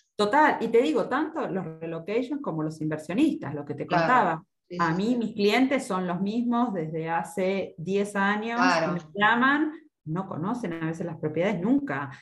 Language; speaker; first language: Spanish; native; Spanish